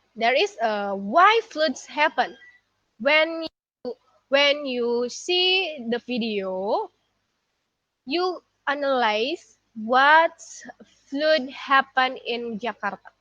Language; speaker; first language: English; non-native, learner; Indonesian